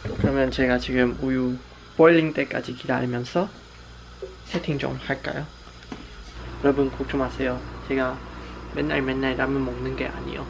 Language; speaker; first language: Korean; non-native, learner; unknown